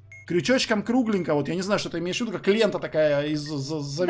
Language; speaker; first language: Russian; native; Russian